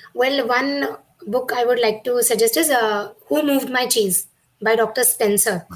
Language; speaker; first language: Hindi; non-native, local second language; Marathi